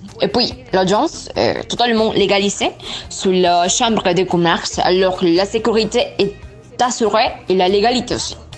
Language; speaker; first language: French; non-native, learner; Spanish